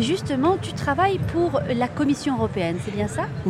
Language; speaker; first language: French; native; French